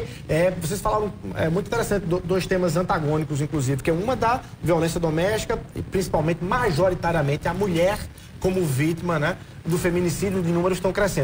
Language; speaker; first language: Portuguese; native; Portuguese